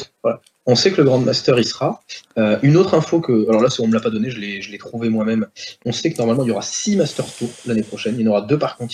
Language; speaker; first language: French; native; French